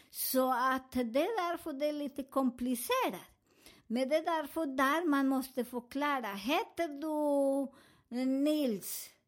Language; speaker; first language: Swedish; non-native, fluent; Spanish